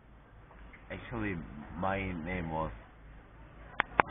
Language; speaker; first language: English; non-native, learner; Korean